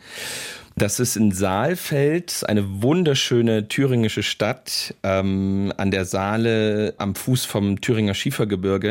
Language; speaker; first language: German; native; German